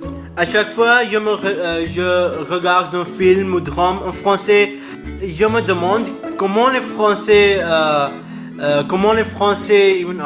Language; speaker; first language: French; non-native, learner; Urdu